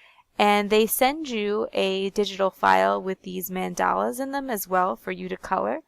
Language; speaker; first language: English; native; English